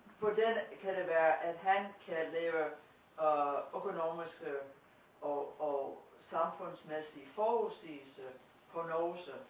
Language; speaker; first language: Danish; non-native, fluent; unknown